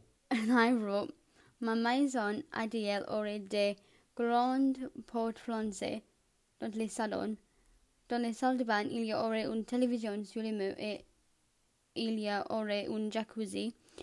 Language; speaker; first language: French; non-native, learner; English